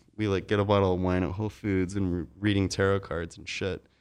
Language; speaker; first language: English; native; English